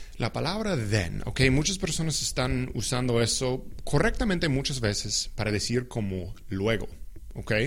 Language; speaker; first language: Spanish; non-native, fluent; English